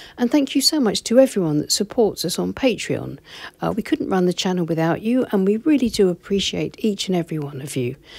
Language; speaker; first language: English; native; English